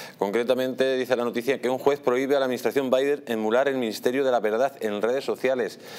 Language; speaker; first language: Spanish; native; Spanish